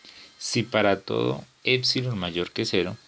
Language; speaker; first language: Spanish; native; Spanish